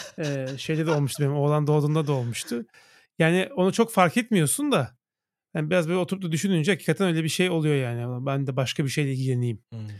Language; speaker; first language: Turkish; native; Turkish